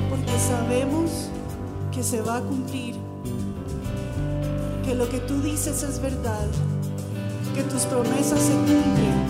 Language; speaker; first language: Spanish; native; Spanish